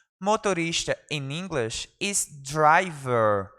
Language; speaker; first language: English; non-native, fluent; Portuguese